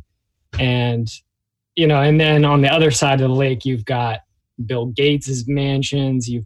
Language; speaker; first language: English; native; English